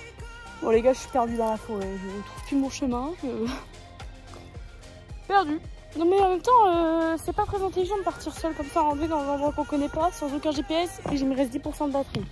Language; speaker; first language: French; native; French